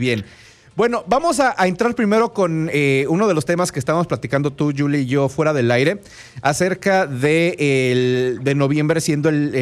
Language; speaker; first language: Spanish; native; Spanish